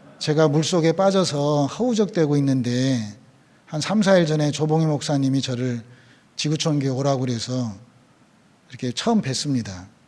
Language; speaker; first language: Korean; native; Korean